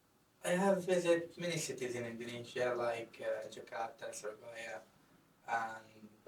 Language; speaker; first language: English; non-native, fluent; Arabic